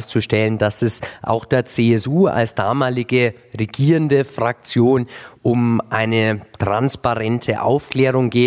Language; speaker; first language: German; native; German